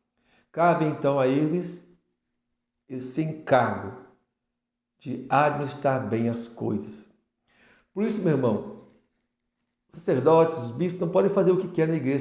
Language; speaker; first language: Portuguese; native; Portuguese